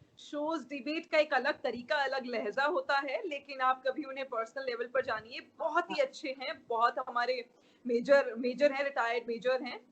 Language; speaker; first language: Hindi; native; Hindi